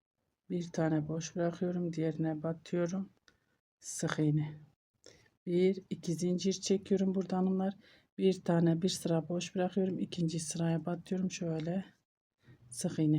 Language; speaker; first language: Turkish; native; Turkish